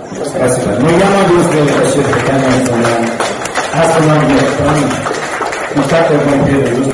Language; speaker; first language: Russian; non-native, learner; English